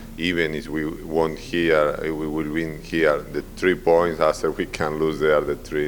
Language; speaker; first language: English; non-native, learner; Spanish